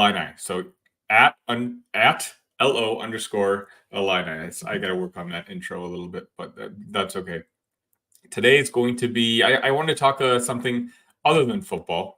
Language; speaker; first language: English; native; English